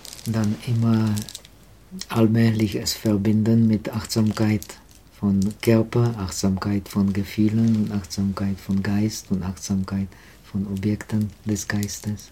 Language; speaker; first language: German; non-native, fluent; Czech